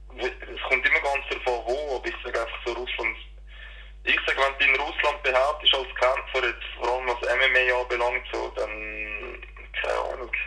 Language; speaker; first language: German; native; German